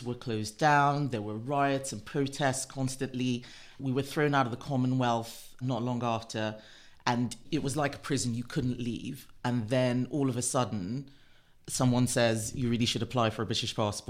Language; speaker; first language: English; non-native, local second language; Yoruba